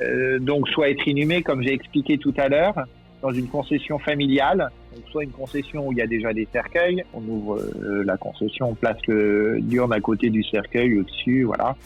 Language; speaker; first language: French; native; French